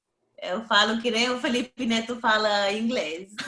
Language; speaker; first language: Portuguese; non-native, fluent; Spanish